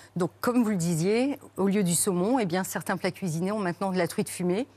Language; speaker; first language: French; native; French